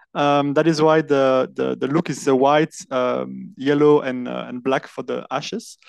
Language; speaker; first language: English; non-native, fluent; French